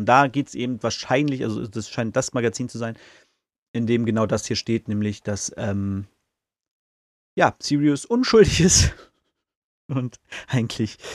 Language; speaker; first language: German; native; German